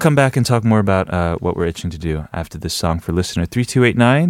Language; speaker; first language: English; native; English